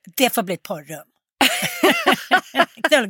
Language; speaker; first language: Swedish; native; Swedish